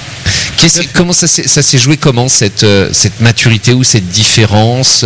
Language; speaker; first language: French; native; French